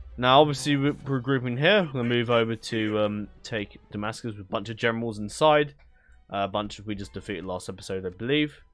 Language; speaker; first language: English; native; English